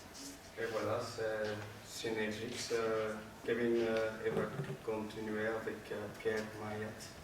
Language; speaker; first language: French; non-native, learner; Dutch